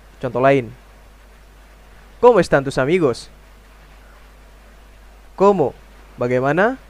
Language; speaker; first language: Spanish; non-native, fluent; Indonesian